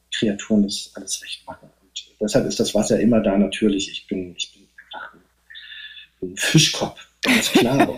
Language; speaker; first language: German; native; German